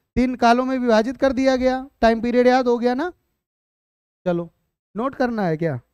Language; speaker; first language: Hindi; native; Hindi